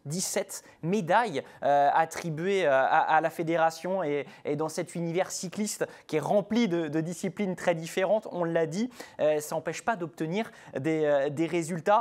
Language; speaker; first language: French; native; French